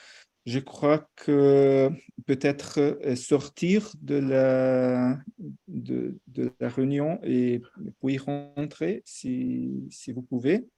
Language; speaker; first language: French; non-native, fluent; Portuguese